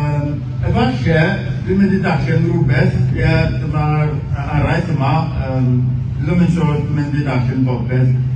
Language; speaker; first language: Welsh; non-native, fluent; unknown